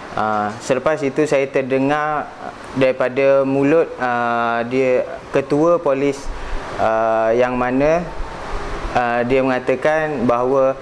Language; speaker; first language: Malay; native; Malay